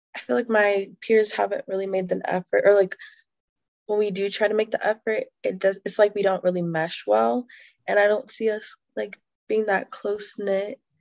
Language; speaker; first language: English; native; English